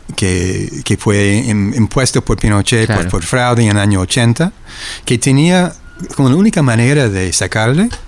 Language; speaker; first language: Spanish; non-native, fluent; English